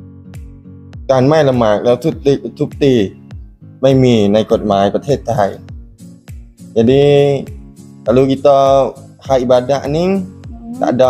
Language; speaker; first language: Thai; non-native, local second language; Malay